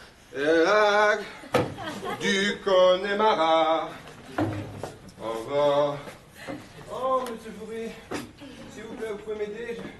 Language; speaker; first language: French; native; French